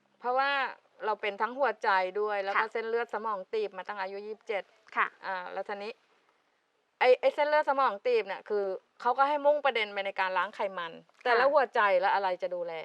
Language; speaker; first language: Thai; native; Thai